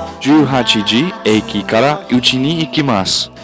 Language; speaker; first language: Japanese; non-native, learner; English